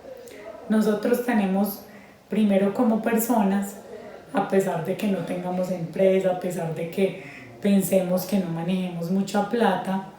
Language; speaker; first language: Spanish; native; Spanish